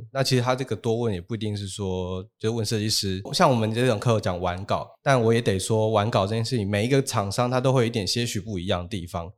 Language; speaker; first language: Chinese; non-native, local second language; Min Nan Chinese